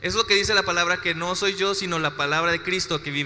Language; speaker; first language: Spanish; native; Spanish